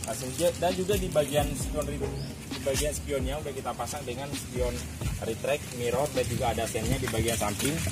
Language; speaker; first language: Indonesian; native; Indonesian